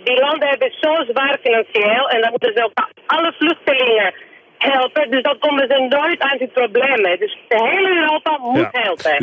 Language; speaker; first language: Dutch; native; Dutch